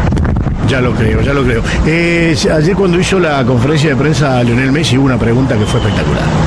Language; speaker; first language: Spanish; native; Spanish